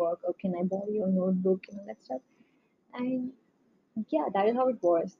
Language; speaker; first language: English; non-native, local second language; Hindi